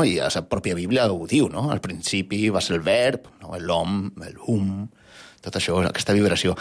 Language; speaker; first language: Catalan; native; Catalan